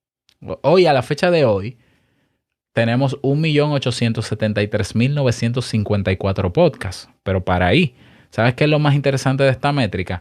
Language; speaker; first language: Spanish; native; Spanish